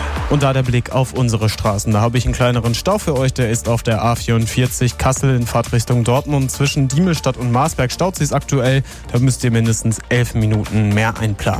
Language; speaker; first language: German; native; German